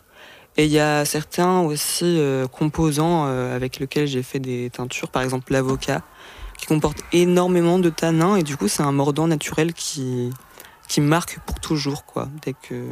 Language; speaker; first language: French; native; French